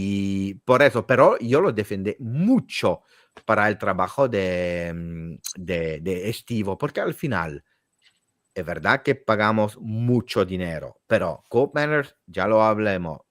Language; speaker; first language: Spanish; non-native, fluent; Italian